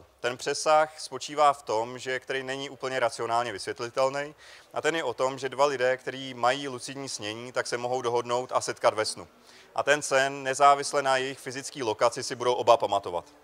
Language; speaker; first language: Czech; native; Czech